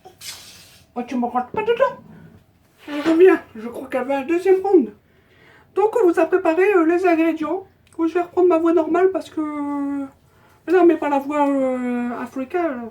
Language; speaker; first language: French; native; French